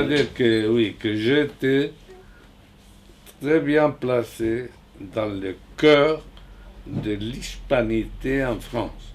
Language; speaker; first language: French; non-native, fluent; Spanish